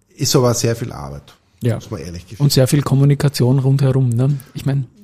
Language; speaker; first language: German; native; German